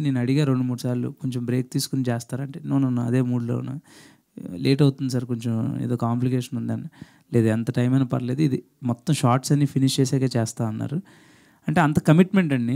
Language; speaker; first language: Telugu; native; Telugu